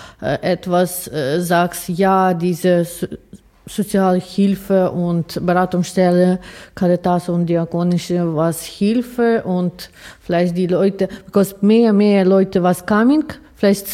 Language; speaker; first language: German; non-native, learner; Ukrainian